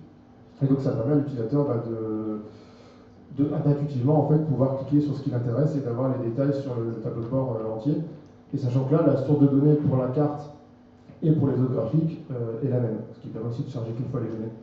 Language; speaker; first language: French; native; French